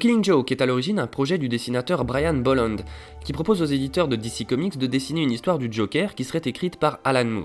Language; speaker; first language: French; native; French